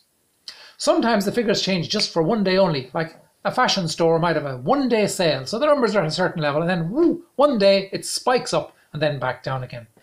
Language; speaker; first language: English; native; English